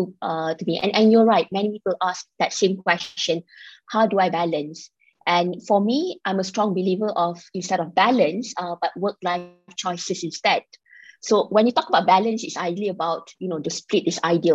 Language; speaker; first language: English; non-native, local second language; Malay